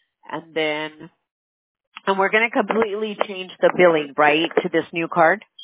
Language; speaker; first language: English; early bilingual, other home language; Spanish